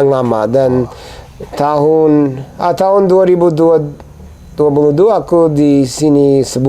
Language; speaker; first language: Indonesian; non-native, fluent; English